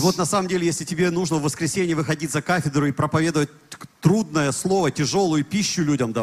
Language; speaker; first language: Russian; native; Russian